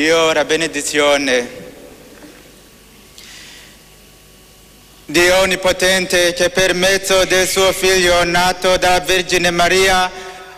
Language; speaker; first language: Italian; non-native, learner; Rundi